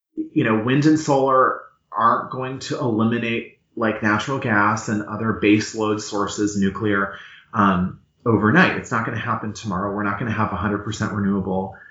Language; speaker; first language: English; native; English